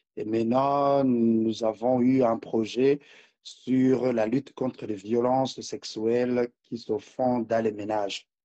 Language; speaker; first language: French; non-native, local second language; Rundi